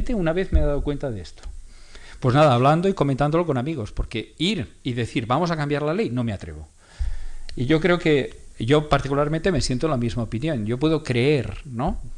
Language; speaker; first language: Spanish; non-native, local second language; Catalan